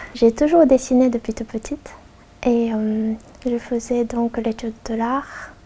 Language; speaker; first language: French; non-native, fluent; Japanese